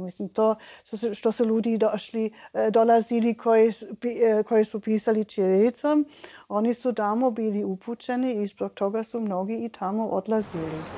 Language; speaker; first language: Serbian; non-native, fluent; German